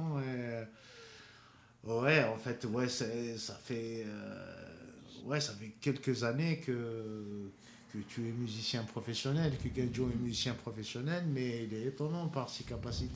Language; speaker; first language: French; non-native, local second language; Kabyle